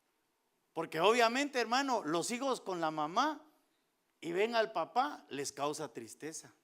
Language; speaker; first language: Spanish; native; Spanish